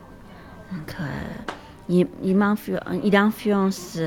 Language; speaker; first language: French; non-native, learner; Chinese